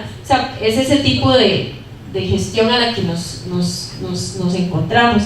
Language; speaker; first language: Spanish; native; Spanish